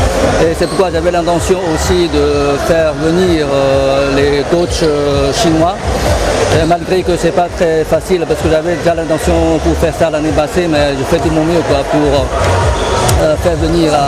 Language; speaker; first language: French; non-native, fluent; Chinese